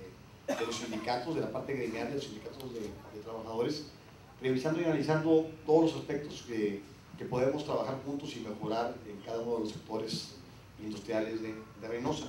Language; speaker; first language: Spanish; native; Spanish